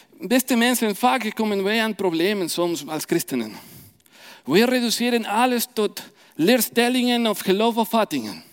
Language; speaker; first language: Dutch; non-native, fluent; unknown